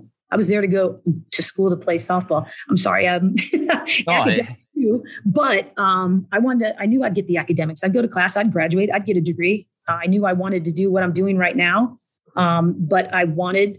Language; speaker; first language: English; native; English